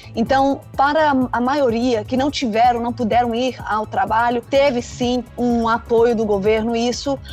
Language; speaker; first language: Portuguese; non-native, fluent; Danish